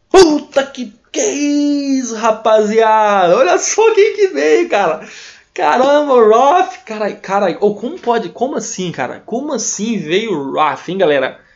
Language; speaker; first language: Portuguese; native; Portuguese